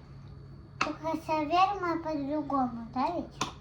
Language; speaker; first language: Russian; non-native, learner; Armenian